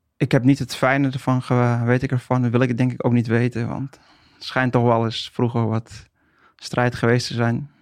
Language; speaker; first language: Dutch; native; Dutch